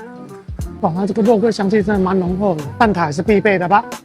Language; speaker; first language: Chinese; native; Chinese